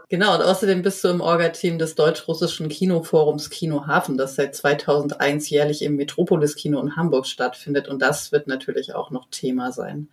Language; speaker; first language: German; native; German